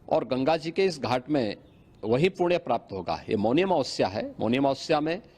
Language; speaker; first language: Hindi; native; Hindi